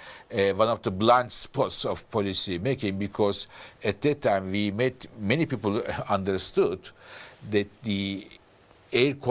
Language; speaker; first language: English; non-native, fluent; Turkish